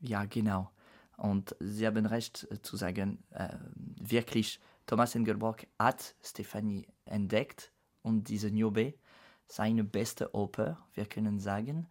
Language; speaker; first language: German; non-native, fluent; French